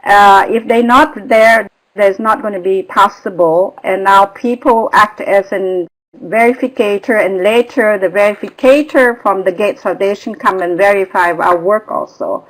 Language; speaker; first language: English; non-native, fluent; Vietnamese